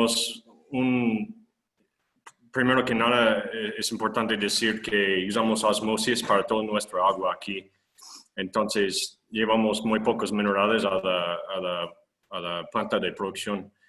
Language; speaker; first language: Spanish; non-native, fluent; English